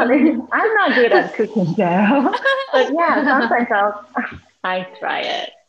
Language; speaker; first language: English; non-native, fluent; Japanese